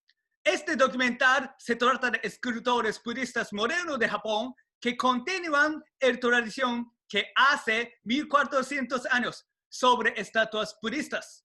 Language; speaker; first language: Spanish; non-native, fluent; Japanese